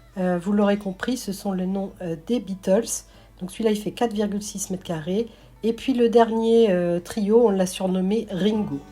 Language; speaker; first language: French; native; French